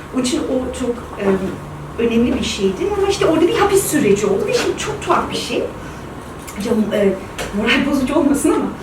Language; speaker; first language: Turkish; early bilingual, heritage; Turkish